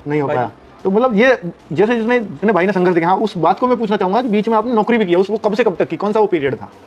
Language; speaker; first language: Hindi; native; Hindi